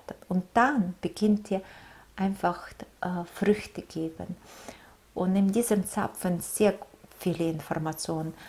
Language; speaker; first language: German; non-native, fluent; Russian